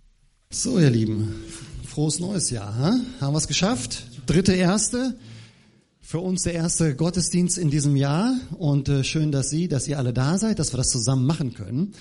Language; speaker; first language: German; native; German